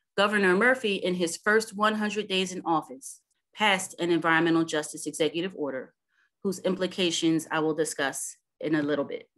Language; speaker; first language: English; native; English